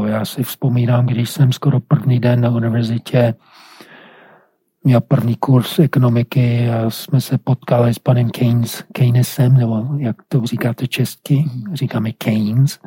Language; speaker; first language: Czech; non-native, fluent; English